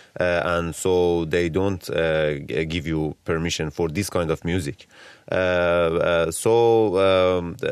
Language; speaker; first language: English; non-native, learner; Persian